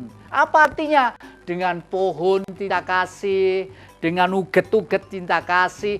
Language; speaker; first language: Indonesian; native; Indonesian